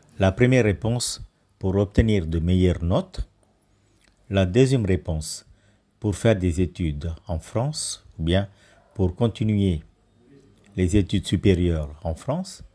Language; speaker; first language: French; non-native, fluent; Tamil